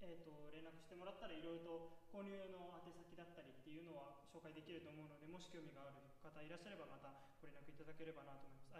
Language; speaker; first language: Japanese; native; Japanese